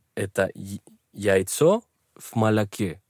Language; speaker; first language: Russian; non-native, learner; Spanish